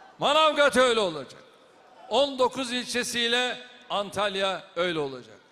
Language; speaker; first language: Turkish; native; Turkish